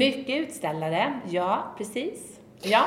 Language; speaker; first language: Swedish; native; Swedish